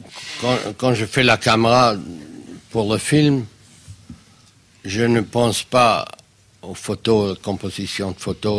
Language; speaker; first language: French; non-native, fluent; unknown